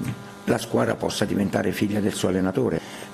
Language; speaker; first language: Italian; native; Italian